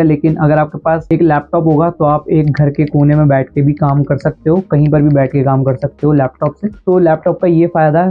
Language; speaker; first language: Hindi; native; Hindi